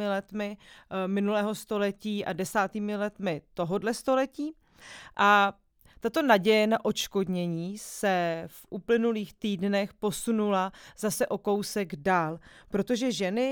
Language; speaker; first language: Czech; native; Czech